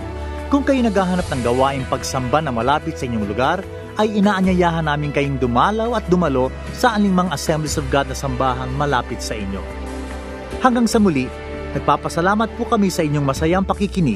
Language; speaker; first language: Filipino; native; Filipino